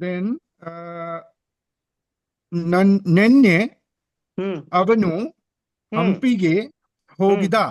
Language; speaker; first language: Kannada; non-native, learner; English